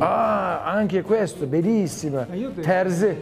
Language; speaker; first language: Italian; non-native, learner; Turkish